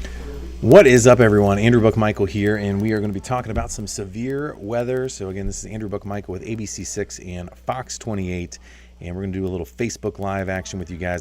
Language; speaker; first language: English; native; English